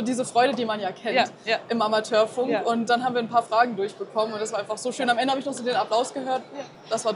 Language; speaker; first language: German; native; German